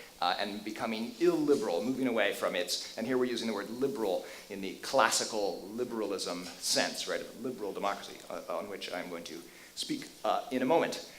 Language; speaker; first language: English; native; English